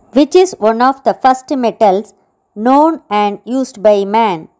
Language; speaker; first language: English; non-native, local second language; Tamil